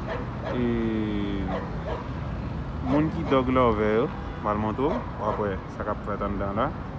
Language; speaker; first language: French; non-native, local second language; Haitian Creole